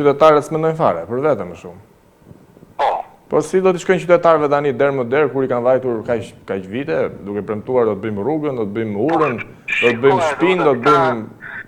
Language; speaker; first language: Albanian; native; Albanian